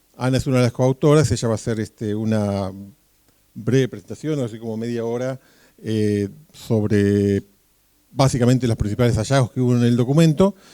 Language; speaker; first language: Spanish; native; Spanish